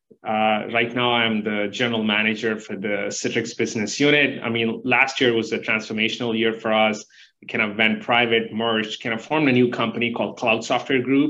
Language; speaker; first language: English; non-native, local second language; Telugu